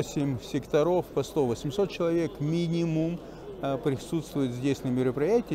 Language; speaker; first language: Russian; native; Russian